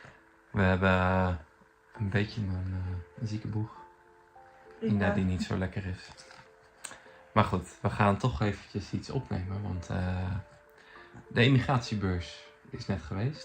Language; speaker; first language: Dutch; native; Dutch